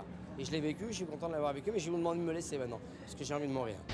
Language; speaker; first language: French; native; French